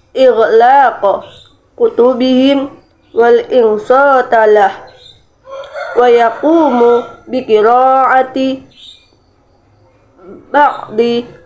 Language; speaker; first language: Arabic; non-native, learner; Indonesian